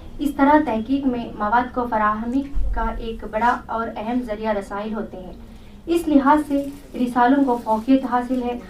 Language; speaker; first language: Urdu; non-native, local second language; Telugu